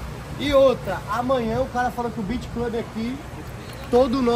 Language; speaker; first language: Portuguese; native; Portuguese